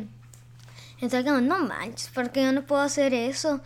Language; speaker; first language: Spanish; early bilingual, heritage; Spanish